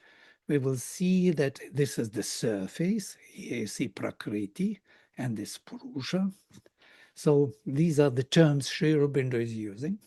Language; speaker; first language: English; non-native, fluent; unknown